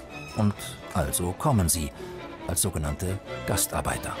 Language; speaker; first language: German; native; German